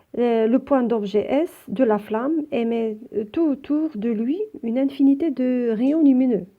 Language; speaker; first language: French; non-native, local second language; Arabic